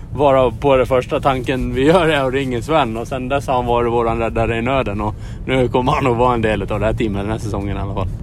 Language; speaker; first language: Swedish; native; Swedish